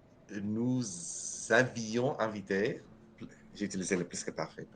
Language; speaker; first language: French; non-native, learner; English